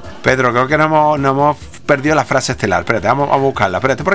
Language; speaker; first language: Spanish; native; Spanish